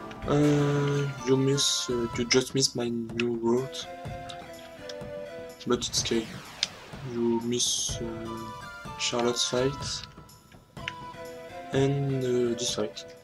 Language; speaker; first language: English; non-native, learner; French